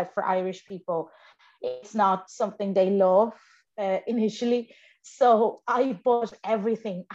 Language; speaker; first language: English; non-native, fluent; Spanish